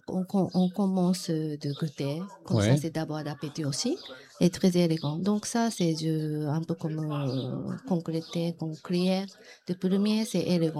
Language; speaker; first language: French; non-native, learner; Japanese